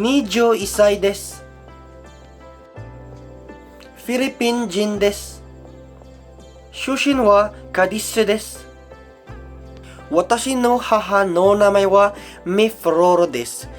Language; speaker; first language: Japanese; non-native, learner; Hiligaynon